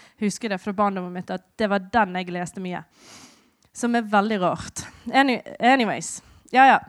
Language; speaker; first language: Norwegian; non-native, fluent; English